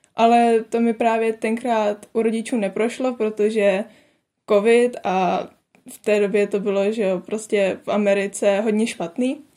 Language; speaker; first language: Czech; native; Czech